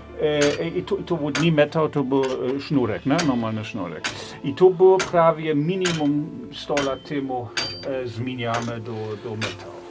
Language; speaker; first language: Polish; non-native, learner; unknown